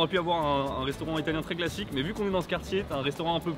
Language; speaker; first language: French; native; French